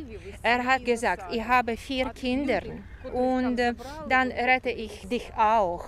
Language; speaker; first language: German; non-native, fluent; Ukrainian